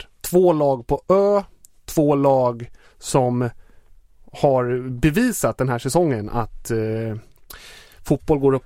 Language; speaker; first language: Swedish; native; Swedish